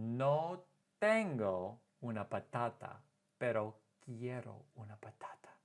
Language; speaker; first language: Spanish; non-native, fluent; English